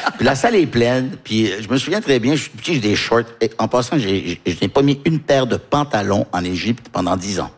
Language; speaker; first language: French; early bilingual, heritage; French